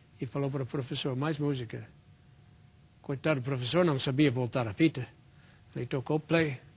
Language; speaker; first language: Portuguese; non-native, fluent; English